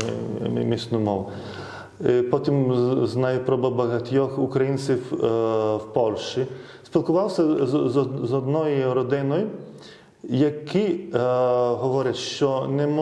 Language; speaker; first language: Ukrainian; non-native, fluent; Lithuanian